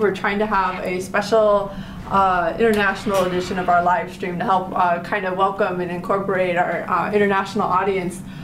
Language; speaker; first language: English; native; English